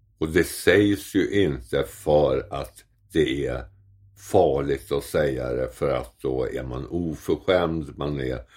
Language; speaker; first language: Swedish; native; Swedish